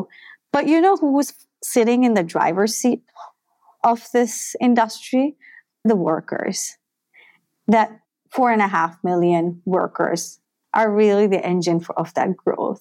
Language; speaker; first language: English; non-native, local second language; Bangla